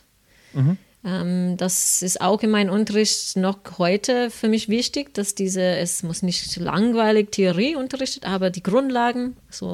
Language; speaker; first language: German; non-native, fluent; English